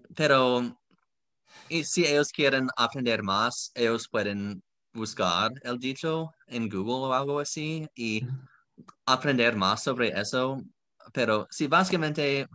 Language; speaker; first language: Spanish; non-native, fluent; English